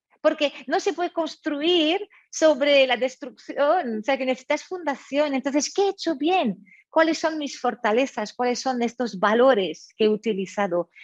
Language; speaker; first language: Spanish; non-native, fluent; French